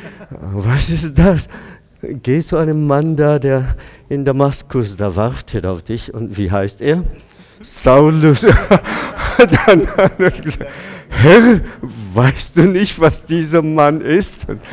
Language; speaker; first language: German; non-native, fluent; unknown